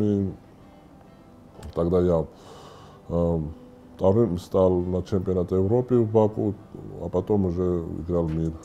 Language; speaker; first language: Russian; non-native, fluent; Georgian